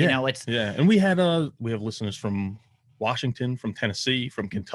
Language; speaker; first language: English; native; English